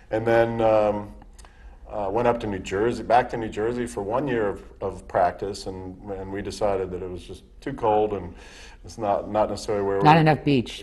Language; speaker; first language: English; native; English